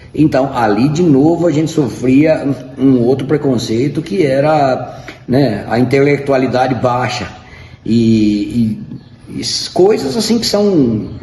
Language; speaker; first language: Portuguese; native; Portuguese